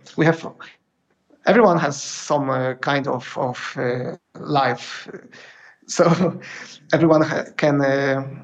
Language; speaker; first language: English; non-native, fluent; Polish